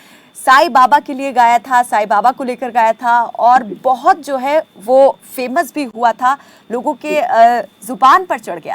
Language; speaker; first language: Hindi; native; Hindi